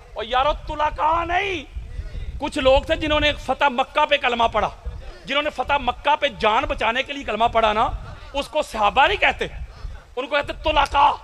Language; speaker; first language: Urdu; non-native, local second language; Punjabi